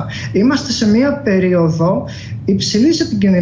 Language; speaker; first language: Greek; native; Greek